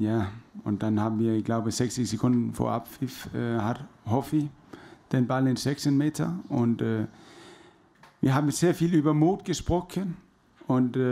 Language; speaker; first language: German; non-native, fluent; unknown